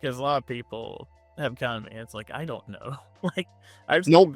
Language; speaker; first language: English; native; English